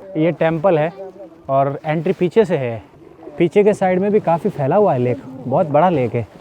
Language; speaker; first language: Hindi; native; Hindi